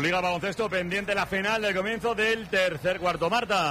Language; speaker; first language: Spanish; native; Spanish